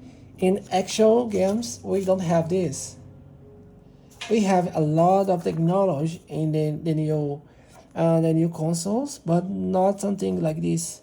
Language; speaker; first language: English; non-native, learner; Portuguese